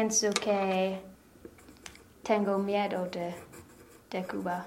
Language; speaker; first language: Spanish; non-native, learner; English